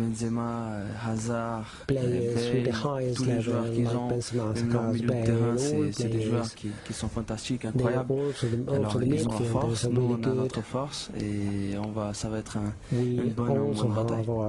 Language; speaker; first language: French; non-native, fluent; Portuguese